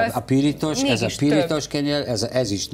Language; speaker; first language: Hungarian; non-native, learner; Italian